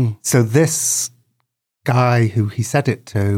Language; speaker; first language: English; native; English